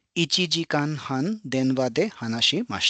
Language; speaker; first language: Japanese; non-native, fluent; Hindi